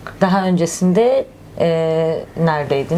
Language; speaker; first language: Turkish; native; Turkish